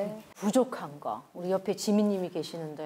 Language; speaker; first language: Korean; native; Korean